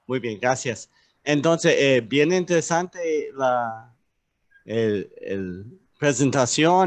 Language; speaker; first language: Spanish; non-native, learner; English